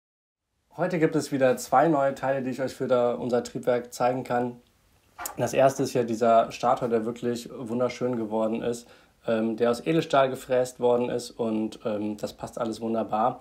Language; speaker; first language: German; native; German